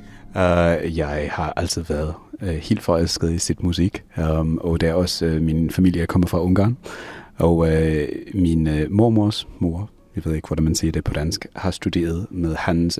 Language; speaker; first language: Danish; non-native, fluent; English